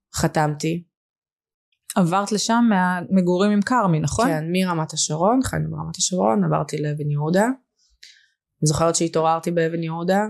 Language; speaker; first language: Hebrew; early bilingual, other home language; Russian